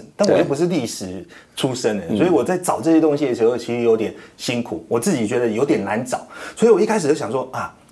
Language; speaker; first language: Chinese; native; Chinese